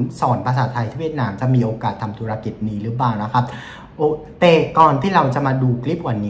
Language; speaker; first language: Thai; non-native, fluent; Vietnamese